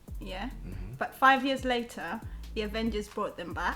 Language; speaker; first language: English; native; English